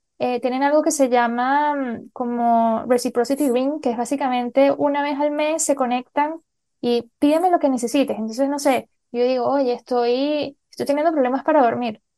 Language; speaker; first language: Spanish; native; Spanish